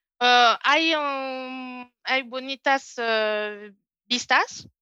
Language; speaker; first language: Spanish; non-native, learner; French